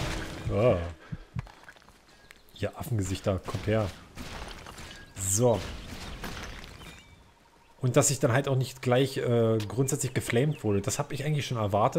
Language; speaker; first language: German; native; German